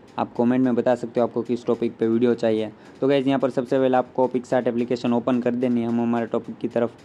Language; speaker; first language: Hindi; non-native, local second language; Gujarati